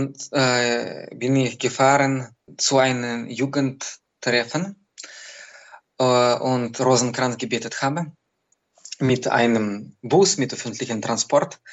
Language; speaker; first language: German; non-native, learner; Belarusian